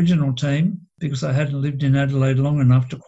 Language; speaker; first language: English; native; English